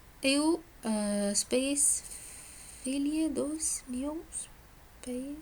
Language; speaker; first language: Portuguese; non-native, learner; Arabic